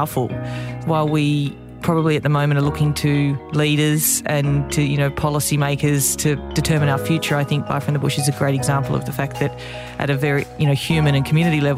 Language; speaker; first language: English; native; English